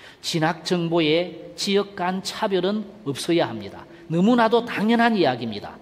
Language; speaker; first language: Korean; native; Korean